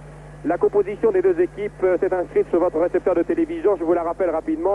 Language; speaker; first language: French; native; French